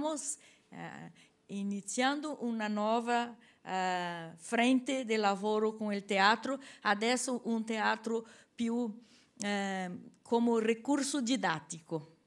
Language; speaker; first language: Italian; non-native, learner; Portuguese